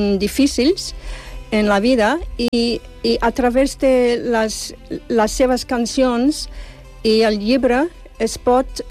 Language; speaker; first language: Catalan; non-native, fluent; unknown